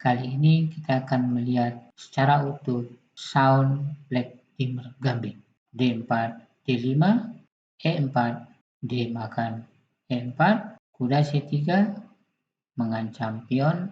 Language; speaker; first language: Indonesian; native; Indonesian